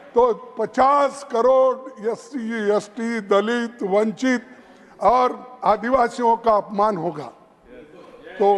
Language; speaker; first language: Hindi; non-native, local second language; Kannada